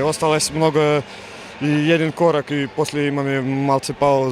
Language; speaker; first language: Macedonian; non-native, fluent; Russian